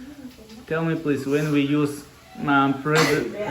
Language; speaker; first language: English; non-native, learner; Russian